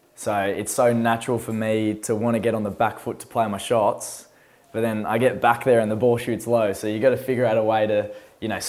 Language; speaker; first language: English; native; English